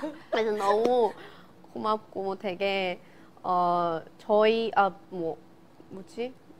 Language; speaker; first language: Korean; non-native, fluent; Thai